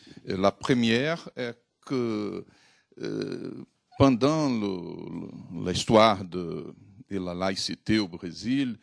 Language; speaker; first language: French; non-native, fluent; Portuguese